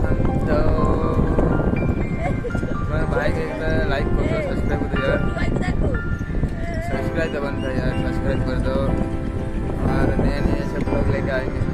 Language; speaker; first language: Hindi; non-native, local second language; Odia